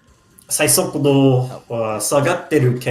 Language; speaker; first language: Japanese; non-native, learner; English